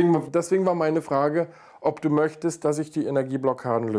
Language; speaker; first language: German; native; German